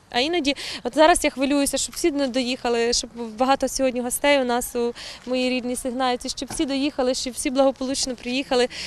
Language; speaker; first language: Ukrainian; native; Ukrainian